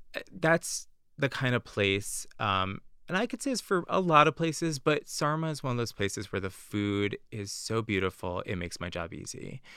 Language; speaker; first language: English; native; English